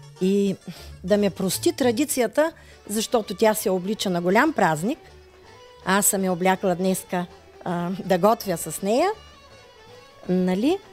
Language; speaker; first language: Bulgarian; native; Bulgarian